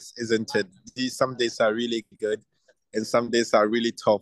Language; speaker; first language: English; non-native, local second language; Akan